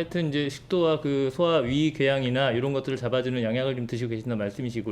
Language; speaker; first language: Korean; native; Korean